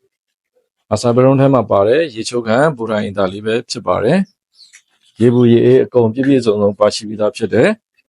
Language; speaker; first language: Burmese; native; Burmese